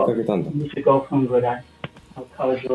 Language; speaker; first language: Japanese; non-native, learner; English